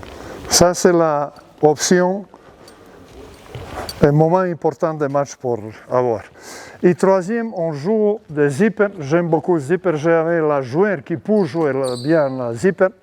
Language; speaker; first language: French; non-native, learner; Serbian